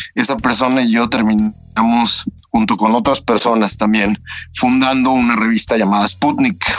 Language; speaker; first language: Spanish; native; Spanish